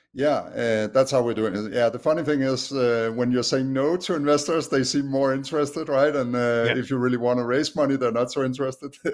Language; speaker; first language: English; non-native, fluent; Danish